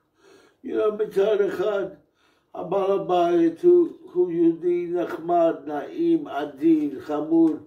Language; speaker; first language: Hebrew; non-native, fluent; English